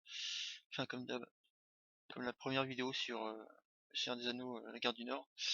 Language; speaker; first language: French; native; French